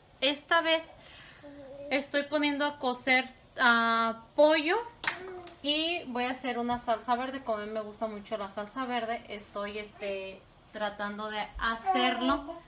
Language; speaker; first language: Spanish; native; Spanish